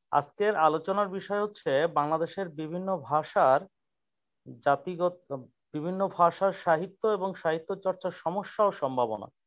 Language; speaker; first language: Bangla; native; Bangla